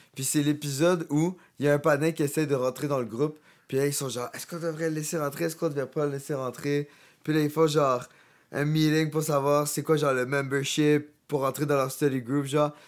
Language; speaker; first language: French; native; French